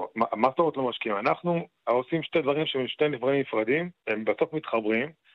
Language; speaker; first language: Hebrew; native; Hebrew